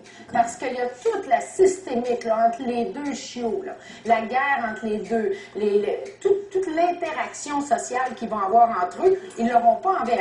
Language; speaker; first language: French; native; French